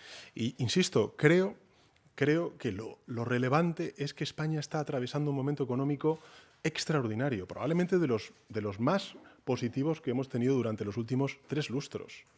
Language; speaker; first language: Spanish; native; Spanish